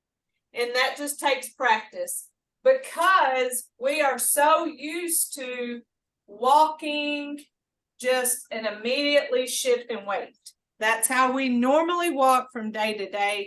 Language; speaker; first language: English; native; English